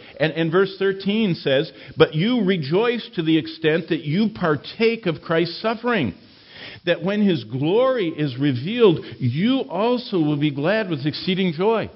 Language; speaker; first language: English; native; English